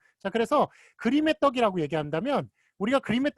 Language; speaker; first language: Korean; native; Korean